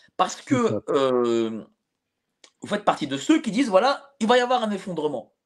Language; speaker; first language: French; native; French